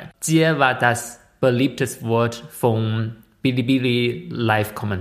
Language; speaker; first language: German; non-native, fluent; Chinese